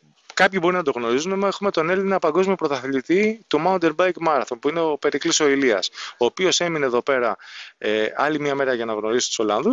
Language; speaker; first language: Greek; native; Greek